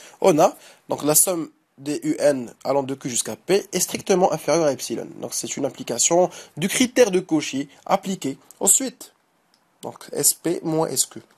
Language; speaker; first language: French; non-native, local second language; Arabic